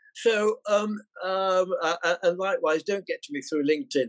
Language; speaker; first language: English; native; English